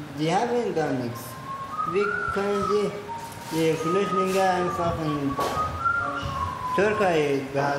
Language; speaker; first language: German; non-native, learner; Somali